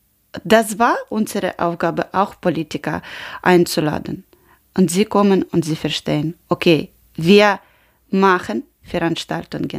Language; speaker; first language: German; non-native, learner; Ukrainian